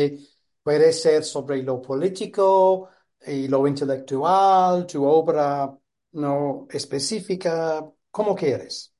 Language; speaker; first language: Spanish; non-native, fluent; English